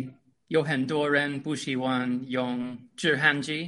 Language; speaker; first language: Chinese; non-native, fluent; English